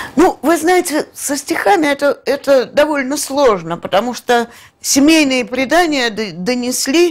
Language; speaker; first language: Russian; native; Russian